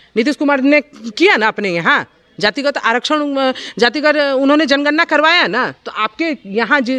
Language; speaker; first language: Hindi; native; Hindi